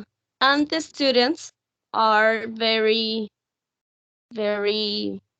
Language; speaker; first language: English; non-native, learner; Spanish